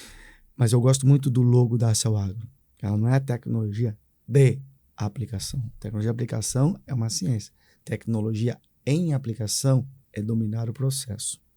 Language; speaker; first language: Portuguese; native; Portuguese